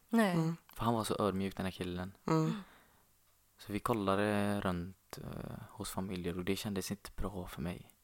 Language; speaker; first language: Swedish; non-native, fluent; Arabic